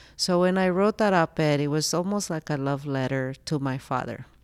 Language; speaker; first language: English; early bilingual, other home language; Spanish